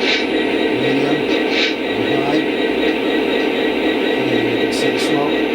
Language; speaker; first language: English; native; English